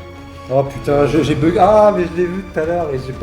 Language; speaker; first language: French; native; French